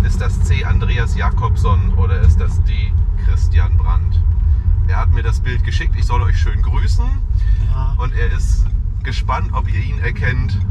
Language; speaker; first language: German; native; German